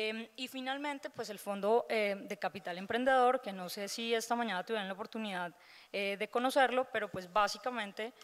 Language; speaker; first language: Spanish; native; Spanish